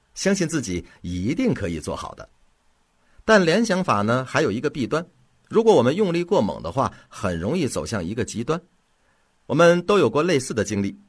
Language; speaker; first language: Chinese; native; Chinese